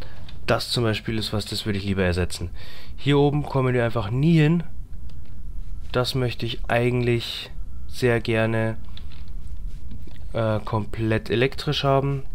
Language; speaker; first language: German; native; German